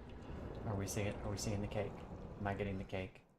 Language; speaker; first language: English; native; English